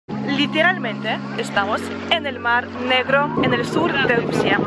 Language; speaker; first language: Spanish; non-native, fluent; Russian